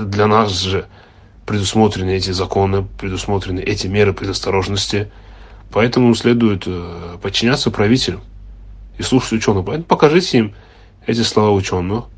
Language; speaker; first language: Russian; non-native, local second language; Azerbaijani